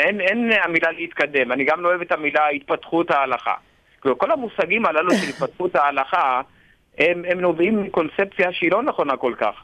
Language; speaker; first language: Hebrew; early bilingual, other home language; Amharic